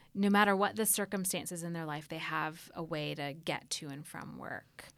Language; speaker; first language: English; native; English